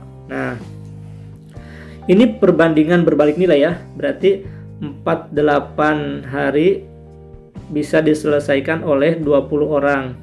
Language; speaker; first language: Indonesian; native; Indonesian